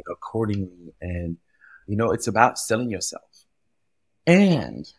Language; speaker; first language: English; early bilingual, other home language; French